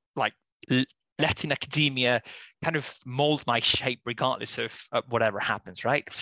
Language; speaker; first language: English; non-native, fluent; Spanish